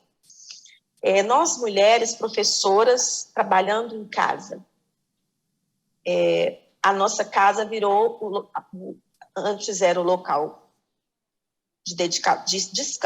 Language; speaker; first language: Portuguese; native; Portuguese